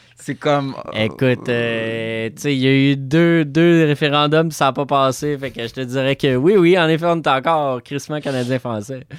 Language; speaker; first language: French; native; French